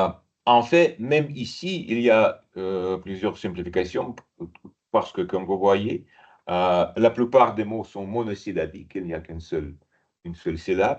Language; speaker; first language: French; non-native, fluent; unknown